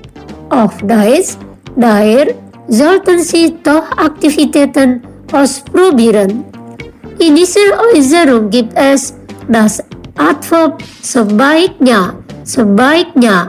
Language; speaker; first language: German; non-native, fluent; Indonesian